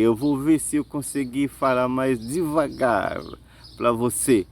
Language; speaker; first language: Portuguese; non-native, learner; Haitian Creole